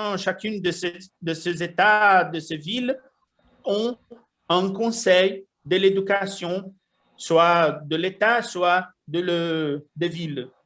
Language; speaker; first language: French; non-native, fluent; Portuguese